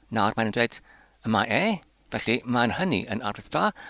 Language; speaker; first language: Welsh; non-native, learner; Polish